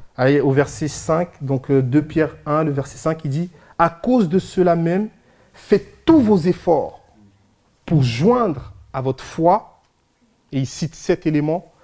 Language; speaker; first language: French; early bilingual, other home language; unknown